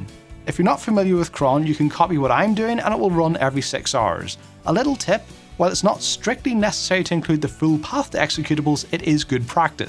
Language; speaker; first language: English; native; English